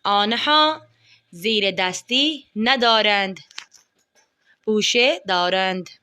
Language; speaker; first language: Persian; non-native, fluent; Urdu